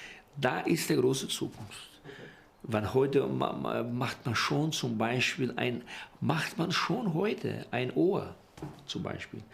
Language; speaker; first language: German; early bilingual, heritage; Portuguese